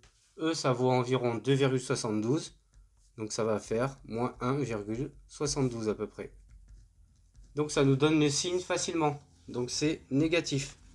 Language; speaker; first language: French; native; French